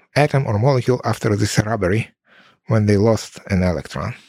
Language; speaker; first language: English; non-native, fluent; Ukrainian